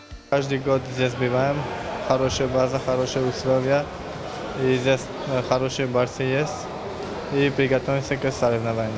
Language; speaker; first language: Russian; non-native, learner; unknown